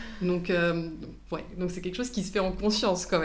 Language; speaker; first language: French; native; French